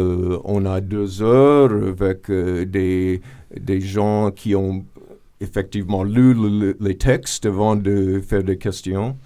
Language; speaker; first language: French; non-native, fluent; English